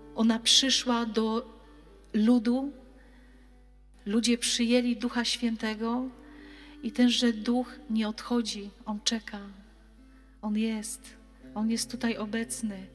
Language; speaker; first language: Polish; native; Polish